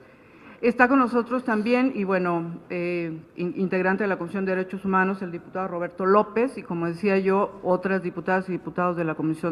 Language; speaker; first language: Spanish; native; Spanish